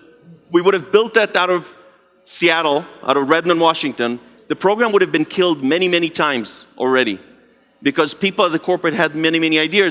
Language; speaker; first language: English; non-native, fluent; Hebrew